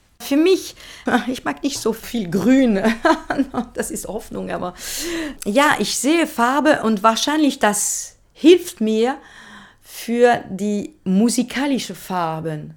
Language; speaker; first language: German; non-native, learner; French